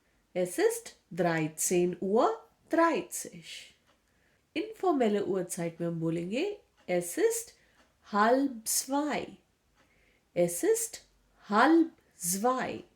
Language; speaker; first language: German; non-native, fluent; Hindi